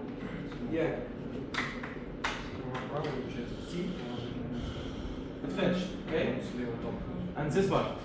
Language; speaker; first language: English; non-native, learner; Arabic